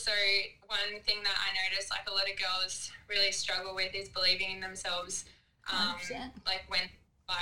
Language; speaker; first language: English; native; English